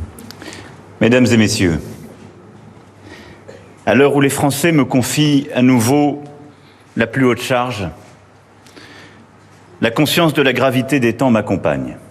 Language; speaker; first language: French; native; French